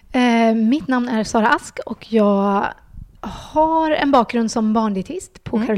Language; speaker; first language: Swedish; native; Swedish